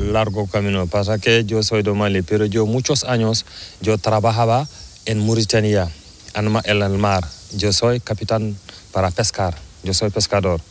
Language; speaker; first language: Spanish; non-native, learner; Fula